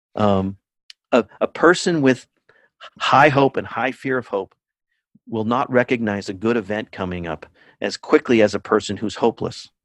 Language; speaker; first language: English; native; English